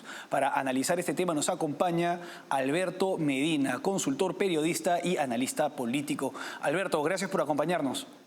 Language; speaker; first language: Spanish; native; Spanish